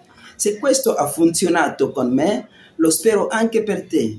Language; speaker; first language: Italian; non-native, learner; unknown